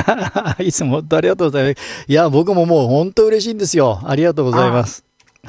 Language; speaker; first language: Japanese; native; Japanese